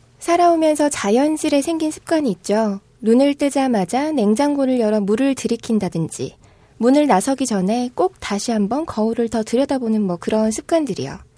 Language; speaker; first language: Korean; native; Korean